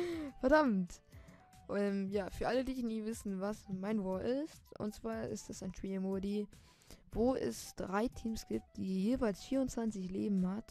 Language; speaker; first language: German; native; German